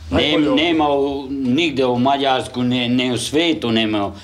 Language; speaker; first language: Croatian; non-native, local second language; Hungarian